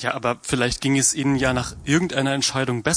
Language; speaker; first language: German; native; German